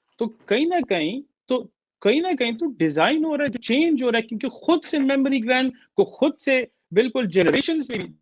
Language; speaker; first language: Urdu; early bilingual, heritage; Urdu